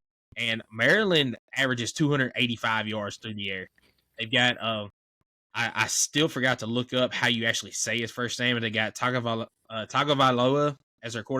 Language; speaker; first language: English; native; English